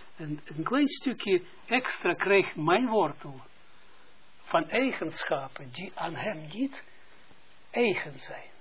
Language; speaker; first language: Dutch; non-native, fluent; Russian